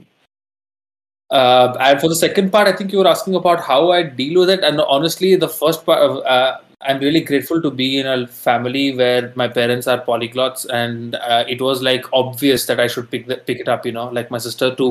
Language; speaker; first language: English; non-native, local second language; Tamil